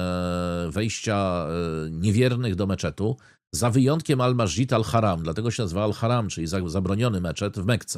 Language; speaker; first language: Polish; native; Polish